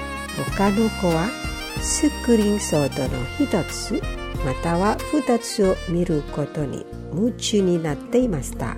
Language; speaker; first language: Japanese; non-native, fluent; Indonesian